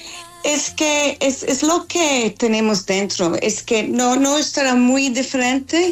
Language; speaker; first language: Spanish; non-native, learner; English